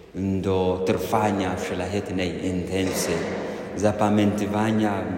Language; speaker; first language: Polish; non-native, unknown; Amharic